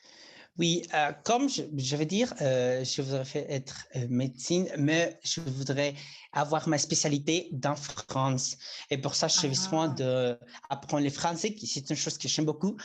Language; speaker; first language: French; non-native, learner; Spanish